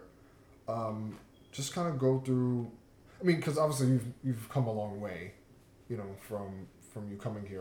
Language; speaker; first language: English; native; English